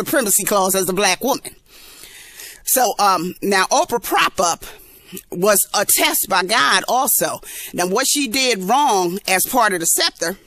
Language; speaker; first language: English; native; English